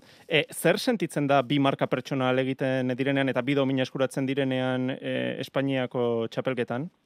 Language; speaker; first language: Basque; native; Basque